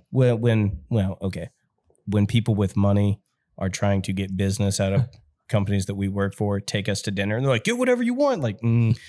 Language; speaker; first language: English; native; English